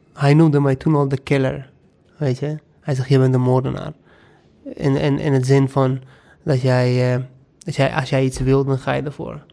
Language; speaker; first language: Dutch; non-native, fluent; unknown